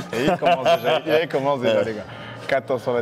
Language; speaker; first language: French; native; French